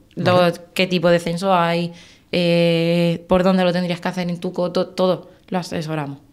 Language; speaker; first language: Spanish; native; Spanish